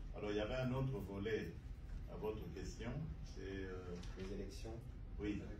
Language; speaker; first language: French; non-native, local second language; Luba-Lulua